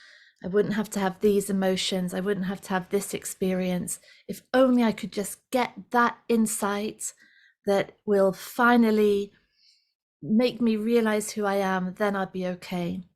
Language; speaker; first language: English; native; English